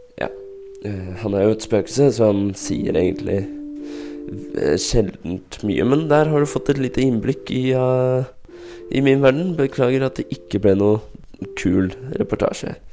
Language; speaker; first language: Norwegian; native; Norwegian